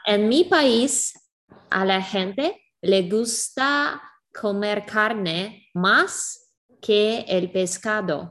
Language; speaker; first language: Spanish; non-native, learner; English